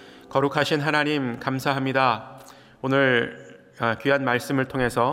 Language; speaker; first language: Korean; native; Korean